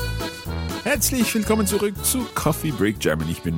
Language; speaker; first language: German; non-native, learner; English